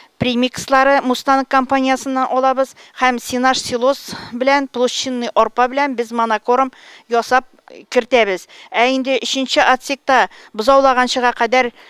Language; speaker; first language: Tatar; native; Tatar